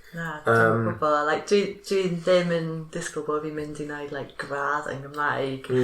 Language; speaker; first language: Welsh; non-native, local second language; English